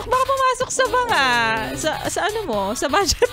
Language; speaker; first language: Filipino; native; Filipino